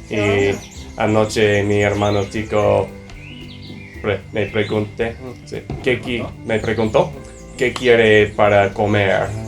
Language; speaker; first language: Spanish; non-native, learner; English